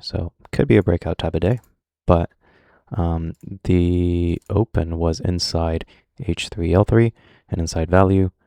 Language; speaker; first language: English; native; English